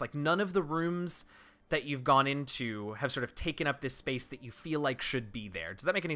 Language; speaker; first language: English; native; English